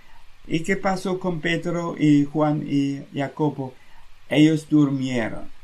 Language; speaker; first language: Spanish; non-native, fluent; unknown